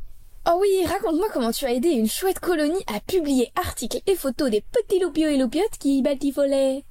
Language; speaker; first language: French; native; French